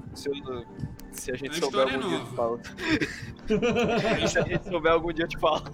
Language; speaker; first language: Portuguese; native; Portuguese